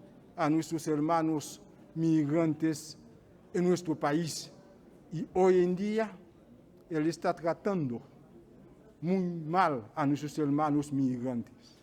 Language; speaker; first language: Spanish; non-native, fluent; Haitian Creole